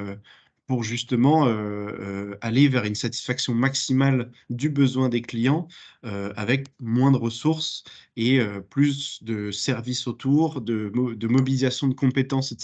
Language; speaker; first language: French; native; French